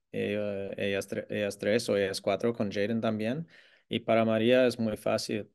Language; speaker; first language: Spanish; non-native, fluent; English